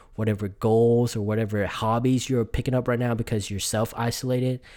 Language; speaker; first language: English; early bilingual, other home language; Vietnamese